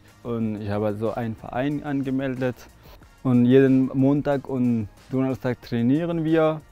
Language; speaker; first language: German; non-native, learner; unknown